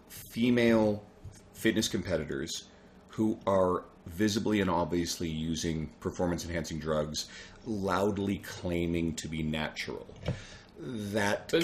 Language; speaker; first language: English; native; English